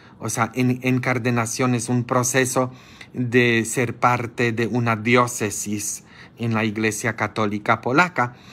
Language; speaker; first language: Spanish; non-native, fluent; Polish